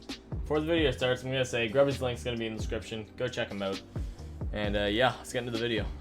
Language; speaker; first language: English; native; English